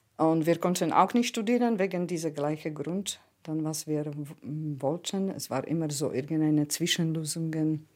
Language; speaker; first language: German; non-native, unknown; Slovak